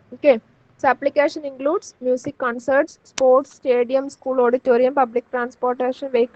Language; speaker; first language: English; non-native, local second language; Malayalam